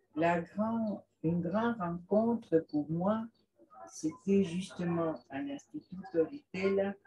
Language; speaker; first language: French; non-native, fluent; Spanish